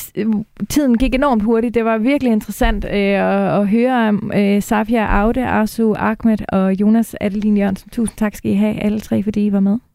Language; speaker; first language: Danish; native; Danish